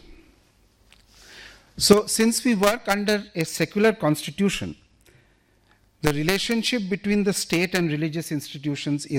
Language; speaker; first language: English; non-native, local second language; Bangla